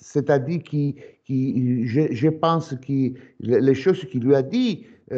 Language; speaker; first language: French; non-native, fluent; Italian